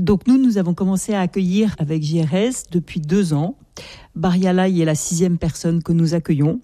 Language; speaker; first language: French; native; French